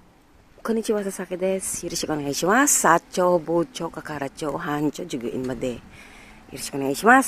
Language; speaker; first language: Japanese; non-native, learner; Filipino